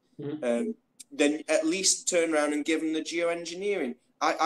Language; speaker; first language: English; native; English